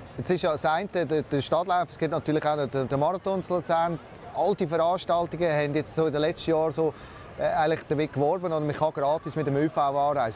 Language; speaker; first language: German; native; German